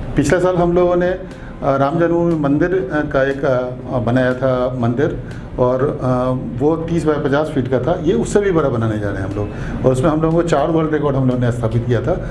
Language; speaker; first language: Hindi; native; Hindi